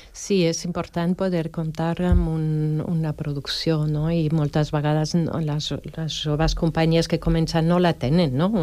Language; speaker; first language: Catalan; non-native, fluent; French